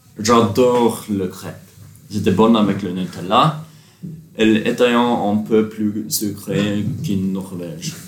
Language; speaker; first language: French; non-native, learner; Norwegian